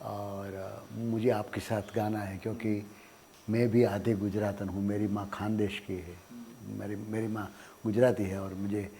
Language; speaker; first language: Hindi; non-native, local second language; Gujarati